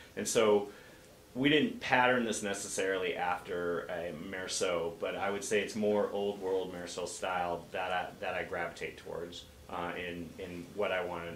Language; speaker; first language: English; native; English